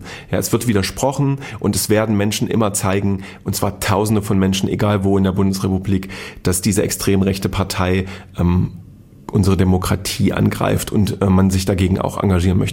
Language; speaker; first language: German; native; German